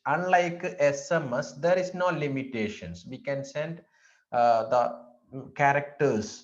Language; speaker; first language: English; non-native, local second language; Malayalam